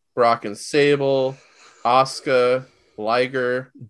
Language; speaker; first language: English; native; English